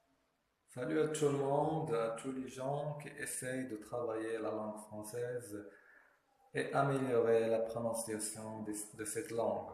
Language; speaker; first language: French; non-native, fluent; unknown